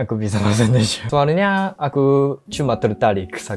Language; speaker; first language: Indonesian; non-native, learner; Japanese